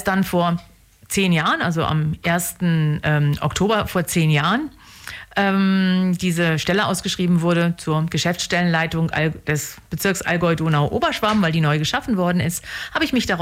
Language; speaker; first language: German; native; German